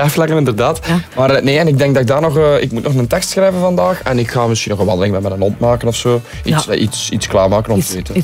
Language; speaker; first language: Dutch; native; Dutch